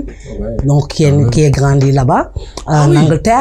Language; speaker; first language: French; non-native, local second language; Wolof